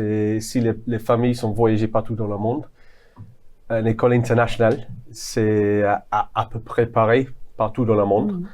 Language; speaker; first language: French; non-native, fluent; English